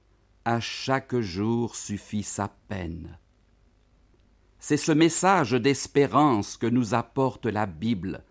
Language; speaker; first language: French; native; French